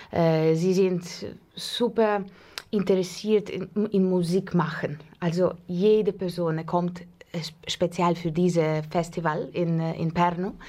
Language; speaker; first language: German; non-native, fluent; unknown